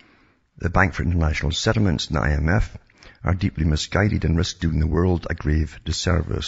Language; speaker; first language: English; native; English